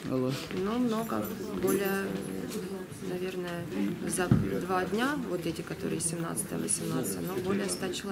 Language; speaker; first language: Russian; native; Russian